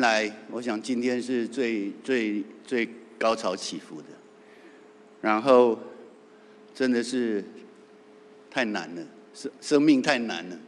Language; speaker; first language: Chinese; native; Chinese